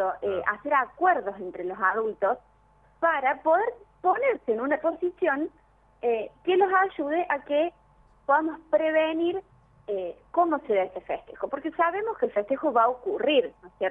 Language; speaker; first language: Spanish; native; Spanish